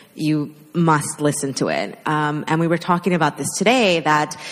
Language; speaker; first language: English; early bilingual, other home language; Spanish